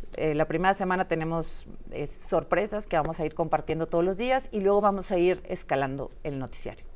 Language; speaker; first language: Spanish; native; Spanish